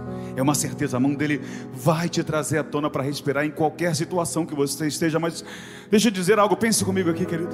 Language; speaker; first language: Portuguese; native; Portuguese